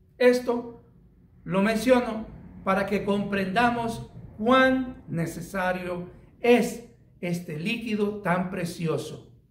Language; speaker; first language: Spanish; native; Spanish